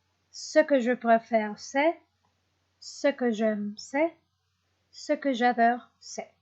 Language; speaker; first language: French; non-native, fluent; Spanish